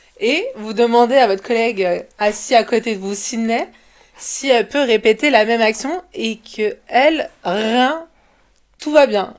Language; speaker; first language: French; early bilingual, other home language; Portuguese